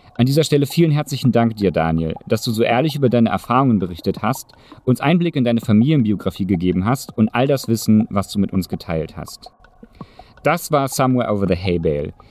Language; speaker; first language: German; native; German